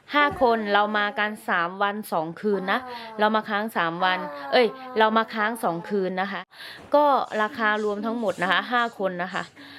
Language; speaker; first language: Thai; native; Thai